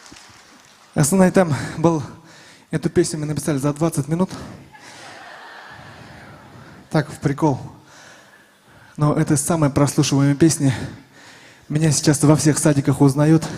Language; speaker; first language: Russian; non-native, local second language; Bashkir